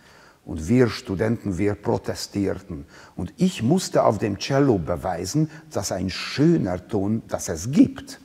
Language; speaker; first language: German; non-native, fluent; Hungarian